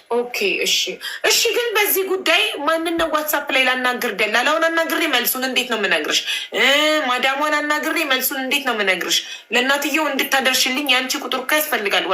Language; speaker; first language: Amharic; native; Amharic